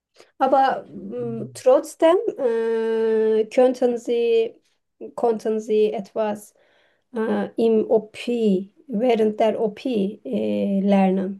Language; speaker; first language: German; non-native, learner; Turkish